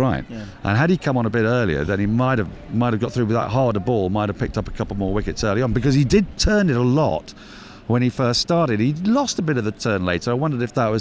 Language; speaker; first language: English; native; English